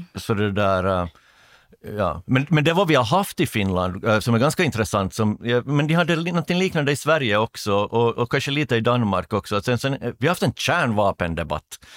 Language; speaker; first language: Swedish; native; Swedish